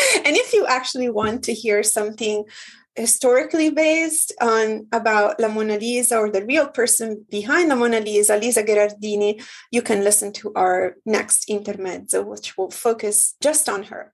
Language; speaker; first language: English; non-native, fluent; Italian